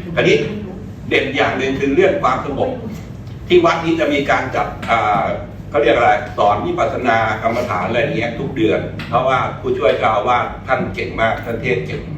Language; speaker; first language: Thai; native; Thai